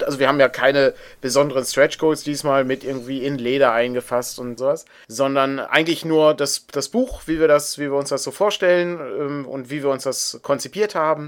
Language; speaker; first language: German; native; German